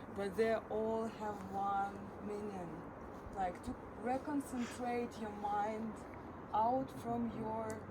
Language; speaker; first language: English; non-native, learner; Ukrainian